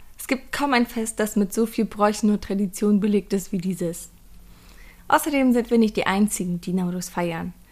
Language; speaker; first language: German; early bilingual, other home language; Persian